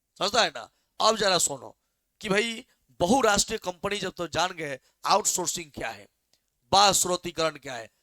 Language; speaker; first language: Hindi; native; Hindi